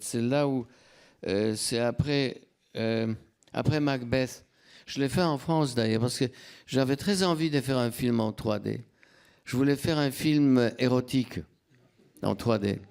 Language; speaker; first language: French; non-native, fluent; Polish